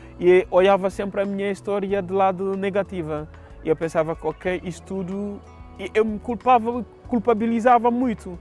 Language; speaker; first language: Portuguese; non-native, fluent; Fula